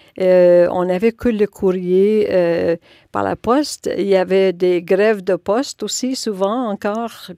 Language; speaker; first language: French; non-native, local second language; English